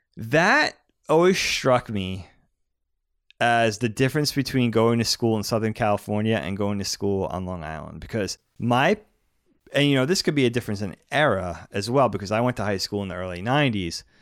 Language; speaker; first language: English; native; English